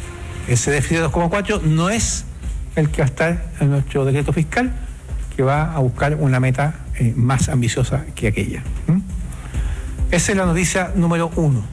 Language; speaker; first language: Spanish; native; Spanish